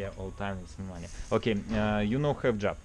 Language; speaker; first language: English; non-native, learner; Russian